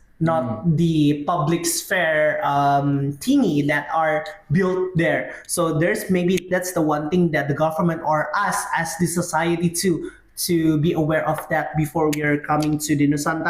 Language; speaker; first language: English; non-native, fluent; Indonesian